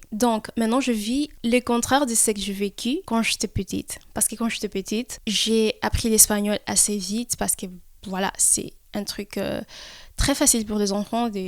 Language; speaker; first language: French; early bilingual, heritage; French